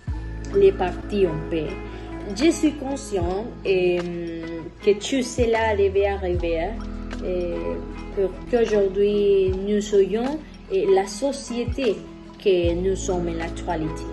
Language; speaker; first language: French; non-native, learner; Spanish